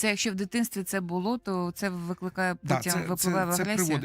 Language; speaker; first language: Ukrainian; native; Ukrainian